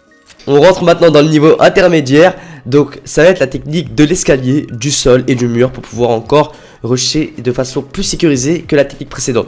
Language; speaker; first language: French; native; French